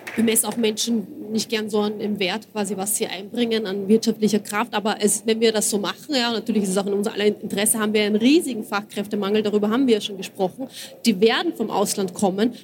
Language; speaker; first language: German; early bilingual, other home language; Bosnian